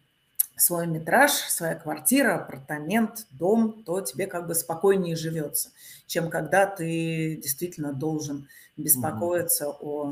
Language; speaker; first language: Russian; native; Russian